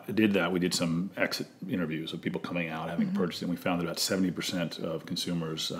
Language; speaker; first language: English; native; English